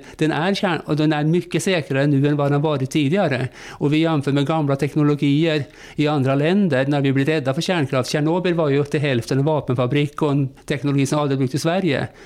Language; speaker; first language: Swedish; non-native, fluent; Norwegian